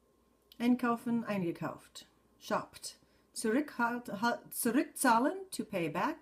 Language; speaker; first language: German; non-native, fluent; English